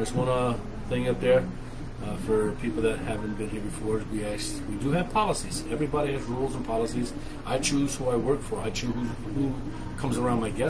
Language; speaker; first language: English; native; English